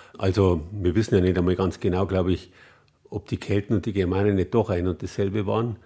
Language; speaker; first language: German; native; German